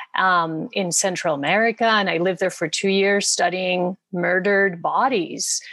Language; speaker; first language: English; non-native, fluent; Spanish